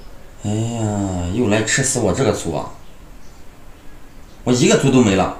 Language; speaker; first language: Chinese; native; Chinese